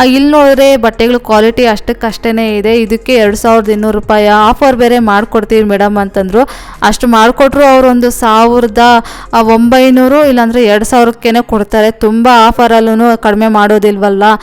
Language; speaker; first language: Kannada; non-native, local second language; Telugu